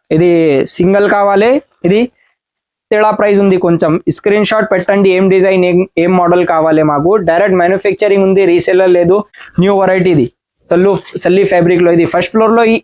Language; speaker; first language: Telugu; non-native, learner; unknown